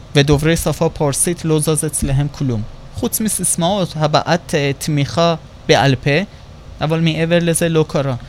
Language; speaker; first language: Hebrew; non-native, fluent; Persian